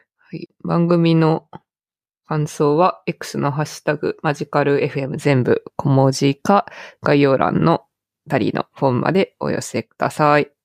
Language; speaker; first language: Japanese; native; Japanese